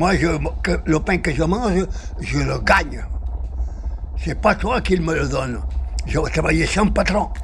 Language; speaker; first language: French; non-native, fluent; Spanish